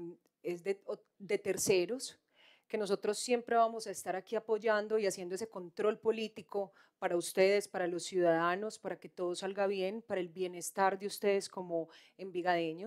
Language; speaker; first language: Spanish; native; Spanish